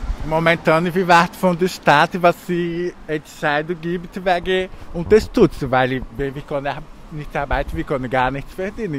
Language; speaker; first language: German; non-native, learner; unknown